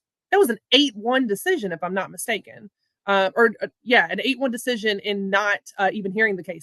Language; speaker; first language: English; native; English